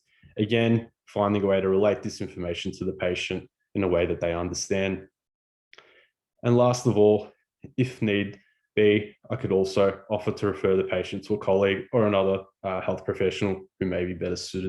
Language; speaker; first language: English; native; English